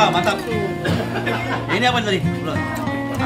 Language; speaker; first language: Indonesian; native; Indonesian